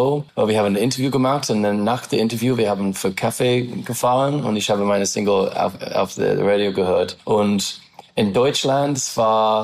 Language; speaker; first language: German; non-native, learner; English